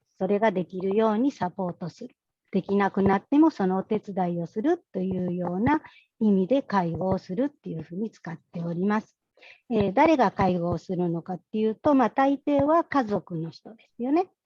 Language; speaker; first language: Japanese; non-native, fluent; Spanish